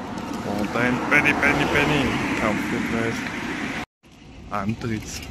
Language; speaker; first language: German; native; German